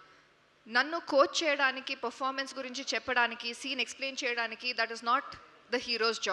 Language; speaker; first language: Telugu; non-native, learner; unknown